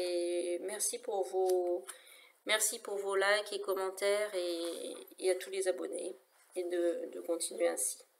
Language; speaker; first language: French; native; French